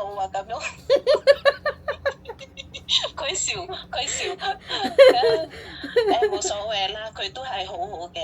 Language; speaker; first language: Cantonese; non-native, fluent; Indonesian